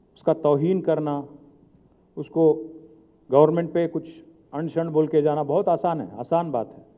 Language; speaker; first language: Hindi; non-native, local second language; Telugu